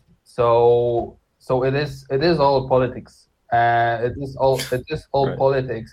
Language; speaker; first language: English; non-native, fluent; Polish